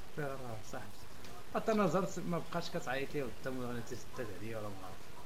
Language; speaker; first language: Arabic; non-native, local second language; Berber languages